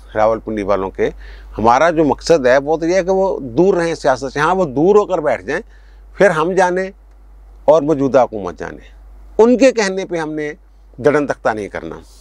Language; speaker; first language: Urdu; non-native, local second language; Punjabi